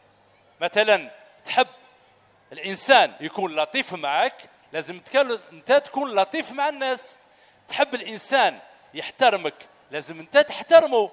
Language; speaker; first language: Arabic; native; Arabic